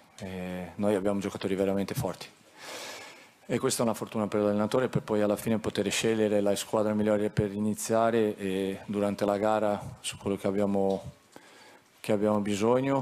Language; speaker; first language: Italian; non-native, fluent; Portuguese